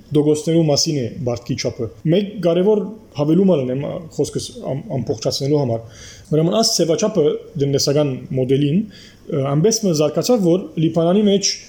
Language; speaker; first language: Armenian; early bilingual, heritage; Armenian